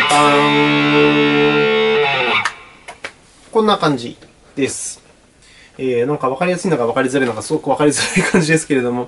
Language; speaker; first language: Japanese; native; Japanese